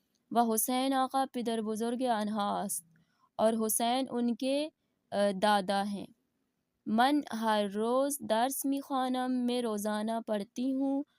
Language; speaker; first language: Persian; non-native, fluent; Urdu